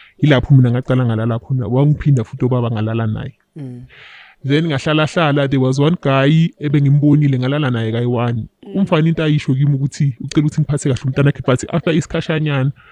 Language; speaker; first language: Zulu; native; Zulu